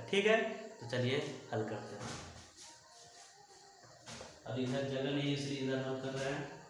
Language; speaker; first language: Hindi; native; Hindi